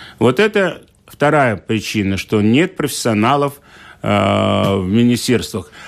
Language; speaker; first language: Russian; native; Russian